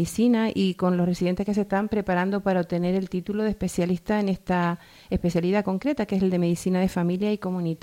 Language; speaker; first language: Spanish; native; Spanish